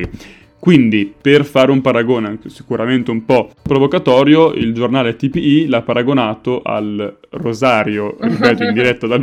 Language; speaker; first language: Italian; native; Italian